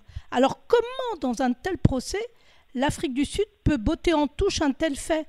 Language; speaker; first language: French; native; French